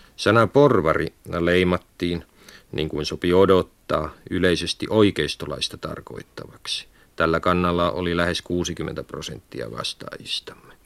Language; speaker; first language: Finnish; native; Finnish